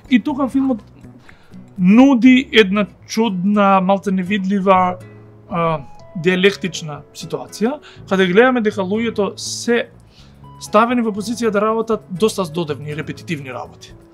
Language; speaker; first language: Macedonian; native; Macedonian